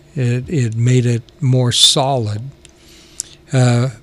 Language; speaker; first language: English; native; English